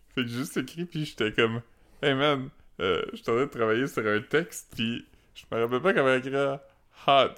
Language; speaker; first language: French; native; French